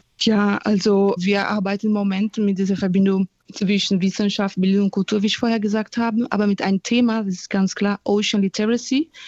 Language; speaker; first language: German; non-native, fluent; Portuguese